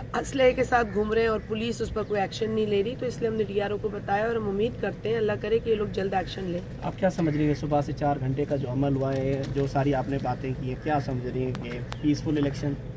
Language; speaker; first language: Urdu; non-native, local second language; Sindhi